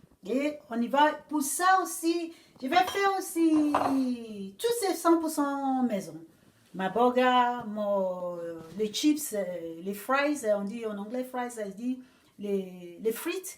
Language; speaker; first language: French; non-native, fluent; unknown